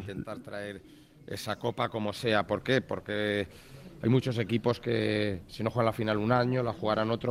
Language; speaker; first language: Spanish; native; Spanish